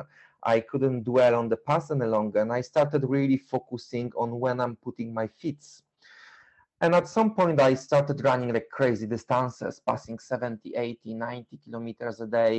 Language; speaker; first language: English; non-native, fluent; Polish